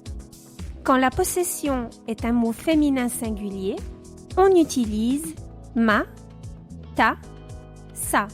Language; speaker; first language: French; non-native, fluent; Spanish